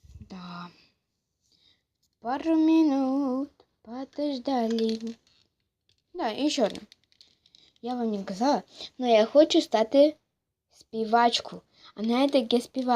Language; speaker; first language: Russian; non-native, local second language; Ukrainian